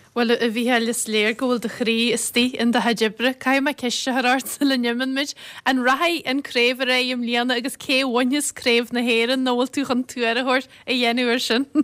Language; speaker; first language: Irish; native; Irish